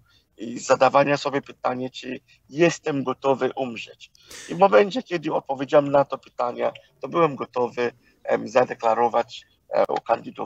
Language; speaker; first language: Polish; non-native, fluent; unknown